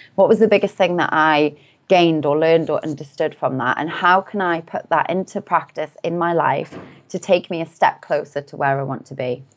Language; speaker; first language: English; native; English